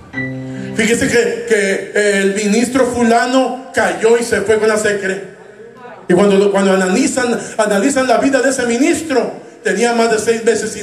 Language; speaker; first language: Spanish; native; Spanish